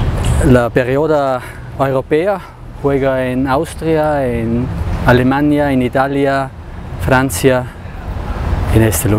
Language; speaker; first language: Spanish; non-native, learner; German